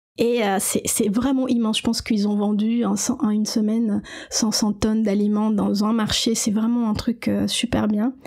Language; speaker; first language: French; non-native, fluent; Portuguese